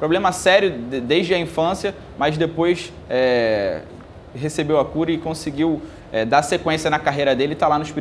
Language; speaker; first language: Portuguese; native; Portuguese